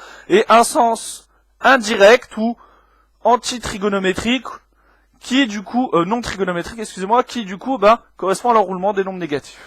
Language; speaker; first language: French; native; French